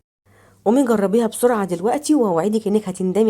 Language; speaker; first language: Arabic; native; Arabic